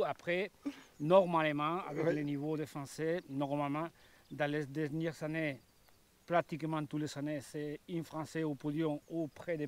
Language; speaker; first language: French; non-native, learner; Spanish